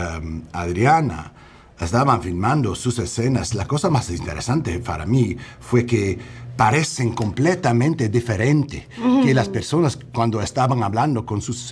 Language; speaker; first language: Spanish; early bilingual, heritage; English